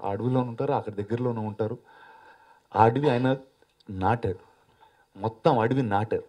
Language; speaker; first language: Telugu; native; Telugu